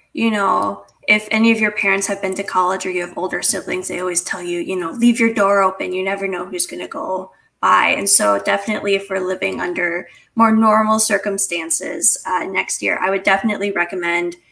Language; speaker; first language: English; native; English